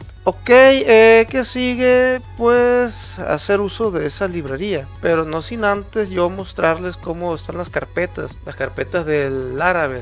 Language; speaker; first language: Spanish; native; Spanish